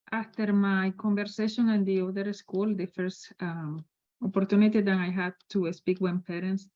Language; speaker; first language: English; non-native, fluent; Spanish